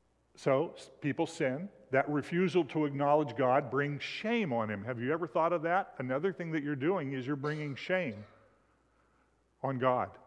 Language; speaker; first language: English; native; English